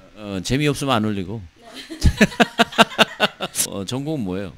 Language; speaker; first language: Korean; native; Korean